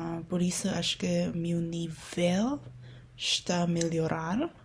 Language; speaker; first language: Portuguese; non-native, learner; Min Nan Chinese